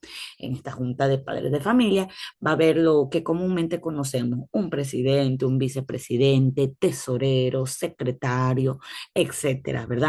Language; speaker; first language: Spanish; native; Spanish